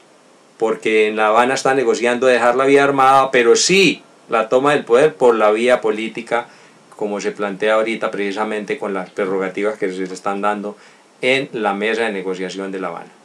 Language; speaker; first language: Spanish; native; Spanish